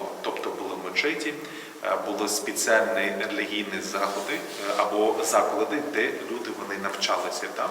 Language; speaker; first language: Ukrainian; non-native, local second language; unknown